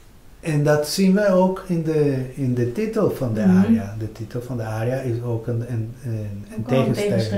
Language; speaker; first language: Dutch; non-native, fluent; Spanish